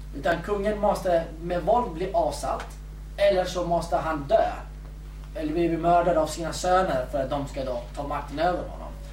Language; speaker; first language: Swedish; early bilingual, other home language; Kurdish